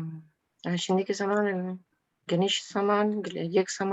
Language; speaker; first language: Turkish; non-native, learner; Spanish